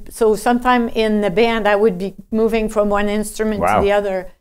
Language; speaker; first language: English; non-native, fluent; French